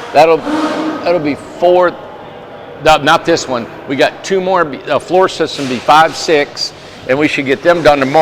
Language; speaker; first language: English; native; English